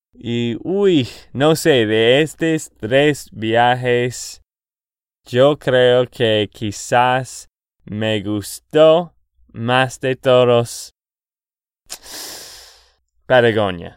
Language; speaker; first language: Spanish; non-native, fluent; English